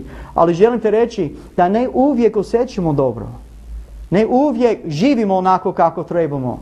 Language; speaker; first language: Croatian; non-native, learner; English